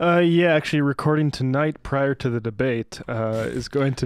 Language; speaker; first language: English; native; English